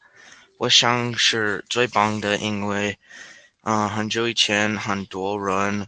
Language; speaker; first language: Chinese; non-native, learner; English